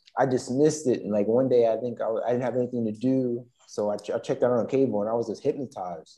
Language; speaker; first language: English; native; English